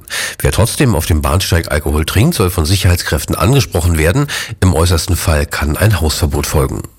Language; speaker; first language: German; native; German